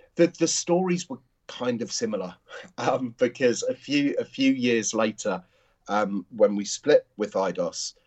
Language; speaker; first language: English; native; English